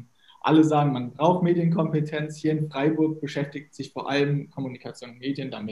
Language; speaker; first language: German; native; German